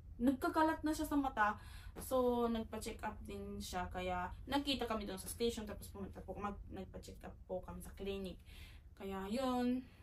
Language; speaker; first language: Filipino; native; Filipino